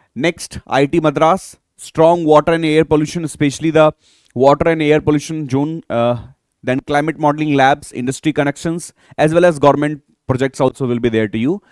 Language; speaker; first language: English; non-native, local second language; Hindi